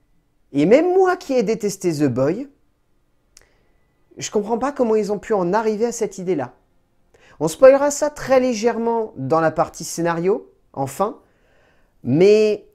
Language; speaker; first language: French; native; French